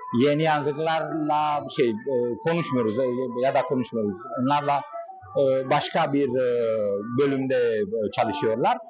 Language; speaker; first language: Turkish; non-native, learner; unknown